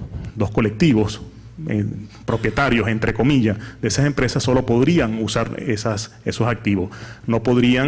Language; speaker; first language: Spanish; native; Spanish